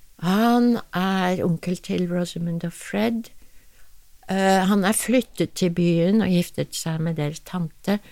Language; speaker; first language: Norwegian; non-native, fluent; English